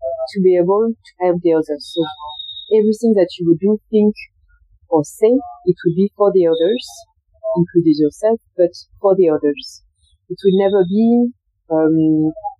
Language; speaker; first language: English; non-native, fluent; French